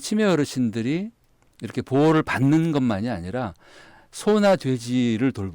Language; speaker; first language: Korean; native; Korean